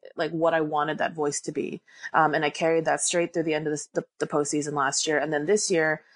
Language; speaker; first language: English; early bilingual, other home language; Korean